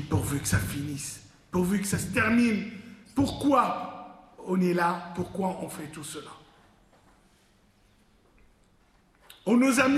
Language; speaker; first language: French; non-native, local second language; Arabic